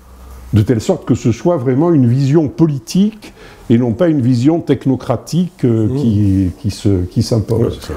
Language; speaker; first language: French; native; French